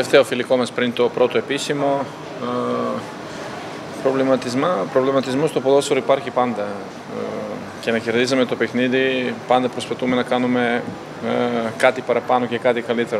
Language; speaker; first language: Greek; non-native, fluent; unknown